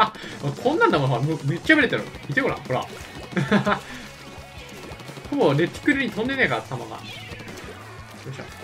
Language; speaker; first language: Japanese; native; Japanese